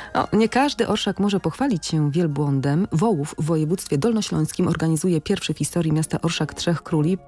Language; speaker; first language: Polish; native; Polish